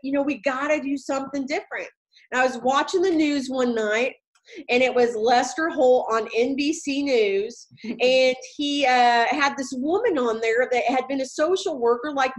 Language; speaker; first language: English; native; English